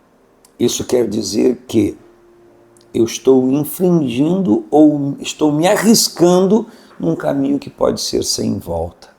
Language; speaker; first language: Portuguese; native; Portuguese